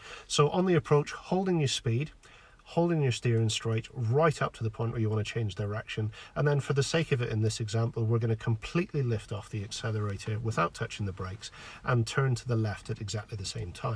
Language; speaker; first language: English; native; English